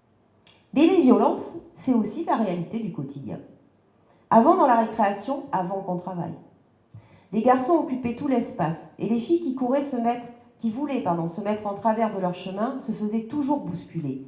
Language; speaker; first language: French; native; French